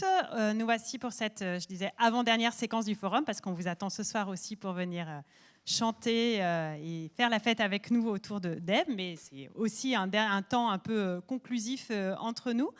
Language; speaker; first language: French; native; French